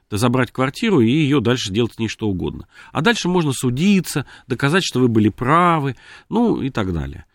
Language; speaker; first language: Russian; native; Russian